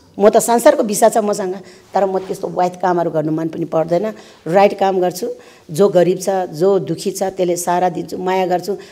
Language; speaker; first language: Nepali; non-native, local second language; Eastern Tamang